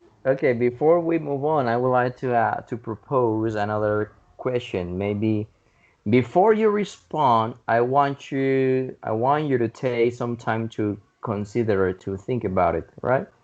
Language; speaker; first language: English; non-native, fluent; Spanish